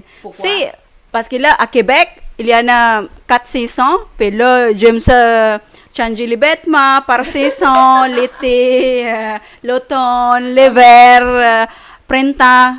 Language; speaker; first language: French; non-native, fluent; Filipino